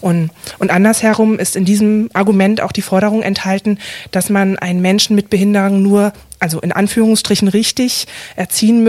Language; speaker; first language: German; native; German